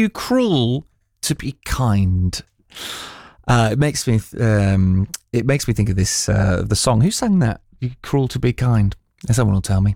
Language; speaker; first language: English; native; English